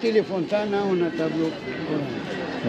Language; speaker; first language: Italian; non-native, learner; Arabic